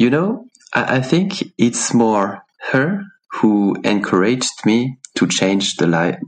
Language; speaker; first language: English; non-native, fluent; French